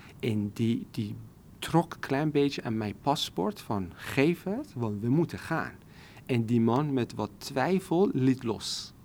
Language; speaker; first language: Dutch; non-native, fluent; Persian